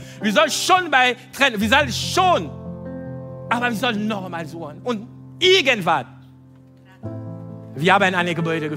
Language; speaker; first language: German; non-native, fluent; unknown